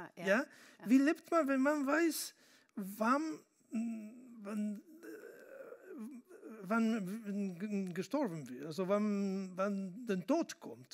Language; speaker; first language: German; non-native, fluent; Spanish